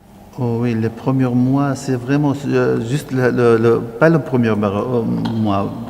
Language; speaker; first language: French; non-native, learner; Arabic